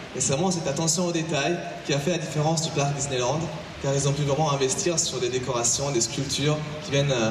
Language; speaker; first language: French; native; French